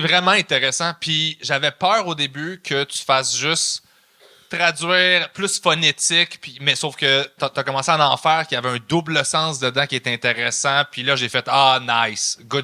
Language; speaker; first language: French; native; French